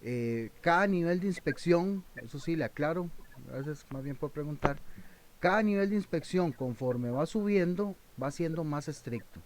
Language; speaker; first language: Spanish; native; Spanish